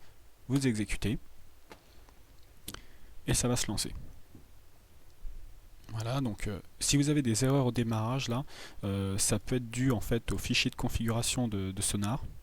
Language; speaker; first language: French; native; French